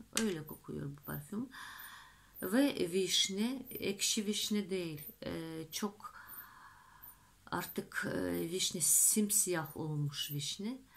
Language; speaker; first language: Turkish; non-native, fluent; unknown